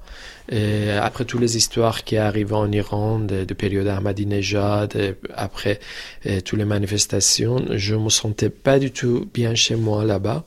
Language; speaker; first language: French; non-native, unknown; Persian